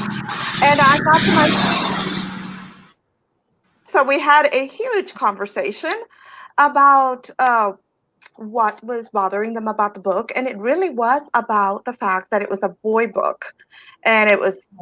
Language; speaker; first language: English; native; English